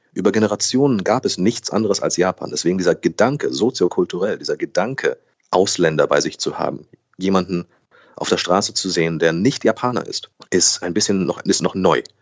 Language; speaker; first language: German; early bilingual, other home language; Portuguese